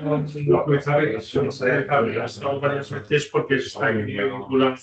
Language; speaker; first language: Spanish; native; Spanish